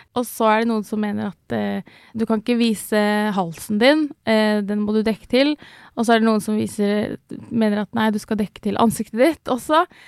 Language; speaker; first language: Norwegian; native; Norwegian